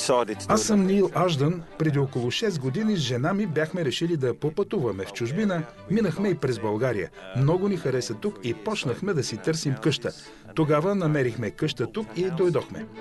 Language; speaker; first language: Bulgarian; non-native, fluent; English